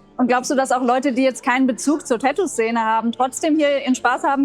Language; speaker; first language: German; native; German